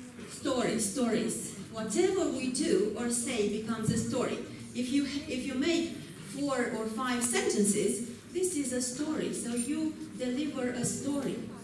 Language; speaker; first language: English; non-native, fluent; Romanian